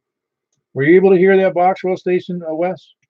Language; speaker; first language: English; native; English